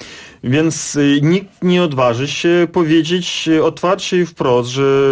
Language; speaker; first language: Polish; non-native, fluent; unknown